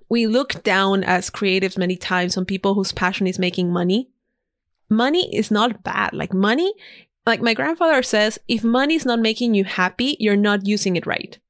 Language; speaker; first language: English; non-native, fluent; Spanish